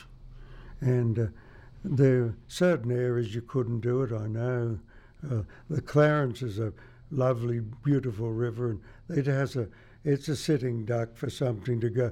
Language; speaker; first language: English; native; English